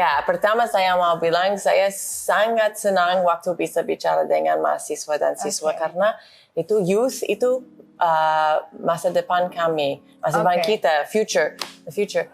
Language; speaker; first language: Indonesian; non-native, fluent; English